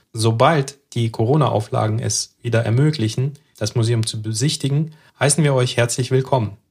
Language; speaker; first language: German; early bilingual, other home language; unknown